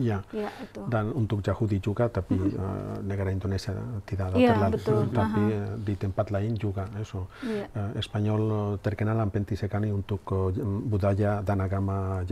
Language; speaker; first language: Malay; non-native, learner; Spanish